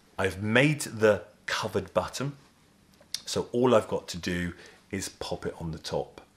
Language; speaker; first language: English; native; English